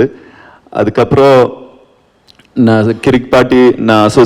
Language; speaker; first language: Tamil; non-native, learner; Kannada